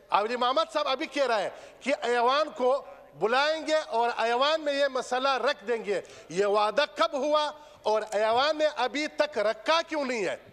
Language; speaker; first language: Urdu; non-native, local second language; Pashto